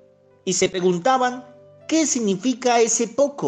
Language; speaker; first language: Spanish; native; Spanish